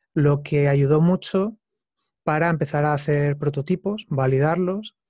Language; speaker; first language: Spanish; native; Spanish